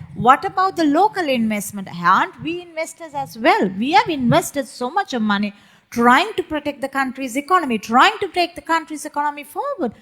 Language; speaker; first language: English; non-native, local second language; Sinhala